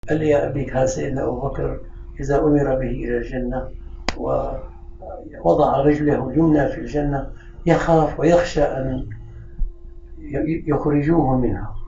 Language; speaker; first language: Arabic; native; Arabic